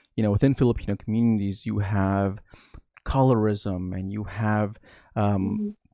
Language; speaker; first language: English; early bilingual, other home language; Filipino